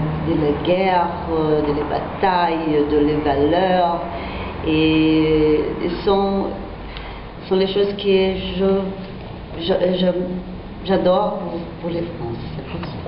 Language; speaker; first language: French; non-native, learner; Portuguese